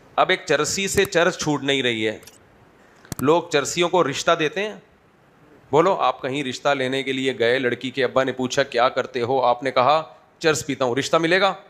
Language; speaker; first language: Urdu; native; Urdu